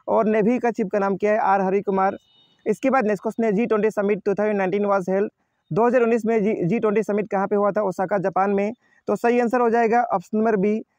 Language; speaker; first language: Hindi; native; Hindi